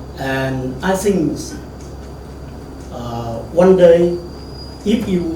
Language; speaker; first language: English; non-native, learner; Vietnamese